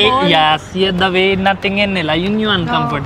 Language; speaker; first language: Filipino; non-native, learner; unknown